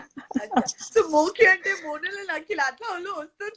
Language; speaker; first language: Telugu; non-native, local second language; Gujarati